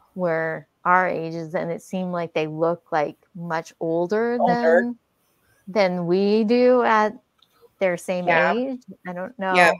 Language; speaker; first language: English; native; English